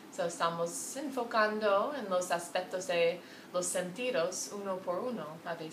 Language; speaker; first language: Spanish; non-native, fluent; English